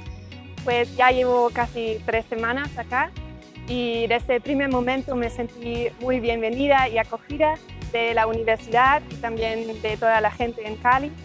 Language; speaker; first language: Spanish; non-native, fluent; German